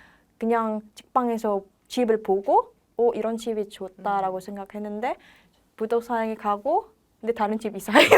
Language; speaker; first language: Korean; non-native, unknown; Indonesian